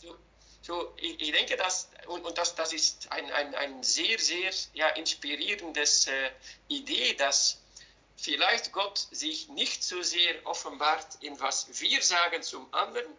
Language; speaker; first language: German; non-native, fluent; Dutch